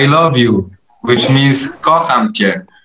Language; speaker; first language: English; non-native, learner; Polish